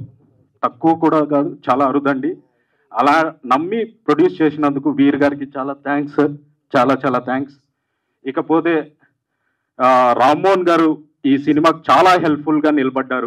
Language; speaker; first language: Telugu; native; Telugu